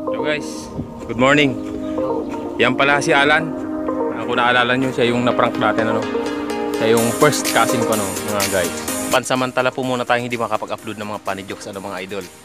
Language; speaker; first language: Filipino; non-native, local second language; Bikol